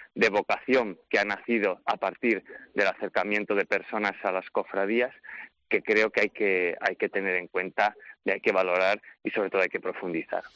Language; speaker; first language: Spanish; native; Spanish